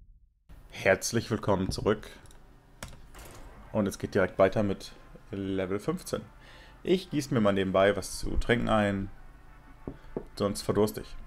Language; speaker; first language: German; native; German